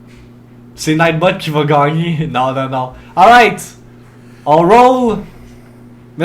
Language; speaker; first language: French; native; French